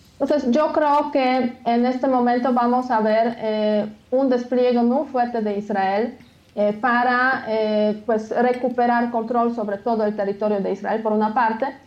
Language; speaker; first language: Spanish; non-native, fluent; Polish